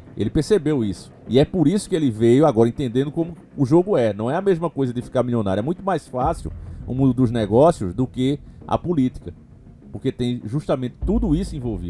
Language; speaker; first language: Portuguese; native; Portuguese